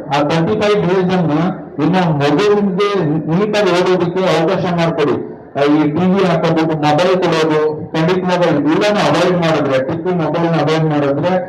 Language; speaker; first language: Kannada; native; Kannada